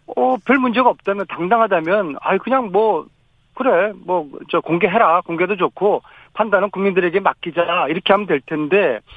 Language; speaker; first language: Korean; native; Korean